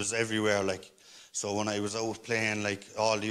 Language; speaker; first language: English; native; English